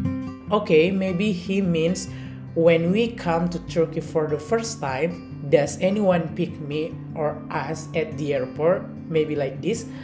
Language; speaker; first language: English; non-native, learner; Indonesian